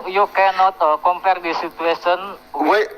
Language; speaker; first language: English; non-native, learner; Indonesian